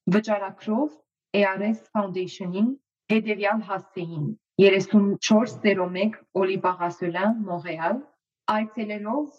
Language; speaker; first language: Armenian; early bilingual, heritage; Armenian